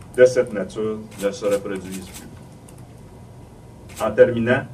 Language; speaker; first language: French; native; French